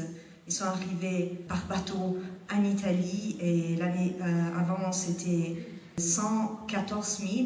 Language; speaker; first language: French; non-native, fluent; Italian